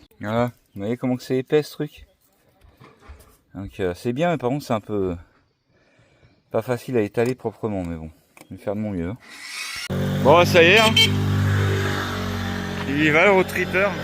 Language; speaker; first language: French; native; French